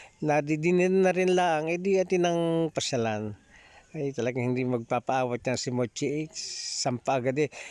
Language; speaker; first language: Filipino; native; Filipino